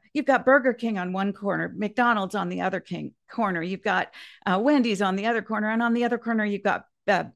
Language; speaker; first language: English; native; English